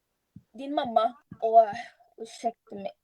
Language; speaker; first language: Swedish; non-native, learner; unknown